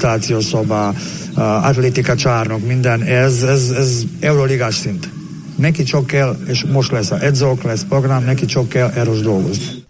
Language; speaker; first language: Hungarian; non-native, learner; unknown